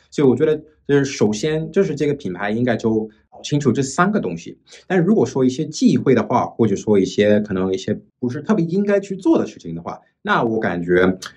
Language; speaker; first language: Chinese; non-native, fluent; English